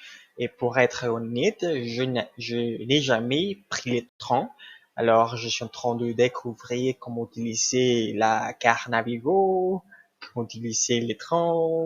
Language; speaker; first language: French; non-native, learner; Spanish